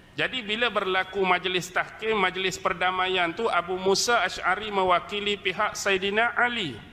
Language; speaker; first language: Malay; native; Malay